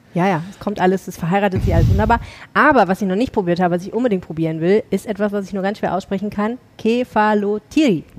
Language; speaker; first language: German; native; German